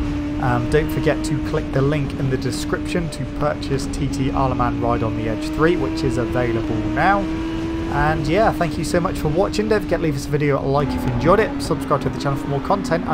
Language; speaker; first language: English; native; English